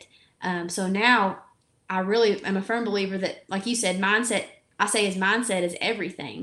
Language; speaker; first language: English; native; English